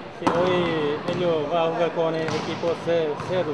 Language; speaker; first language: Spanish; non-native, learner; Korean